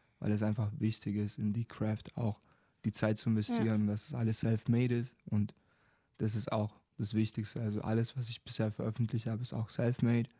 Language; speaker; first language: German; non-native, fluent; Romanian